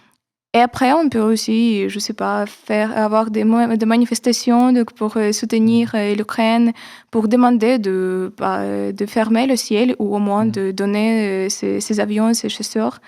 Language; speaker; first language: French; non-native, fluent; Ukrainian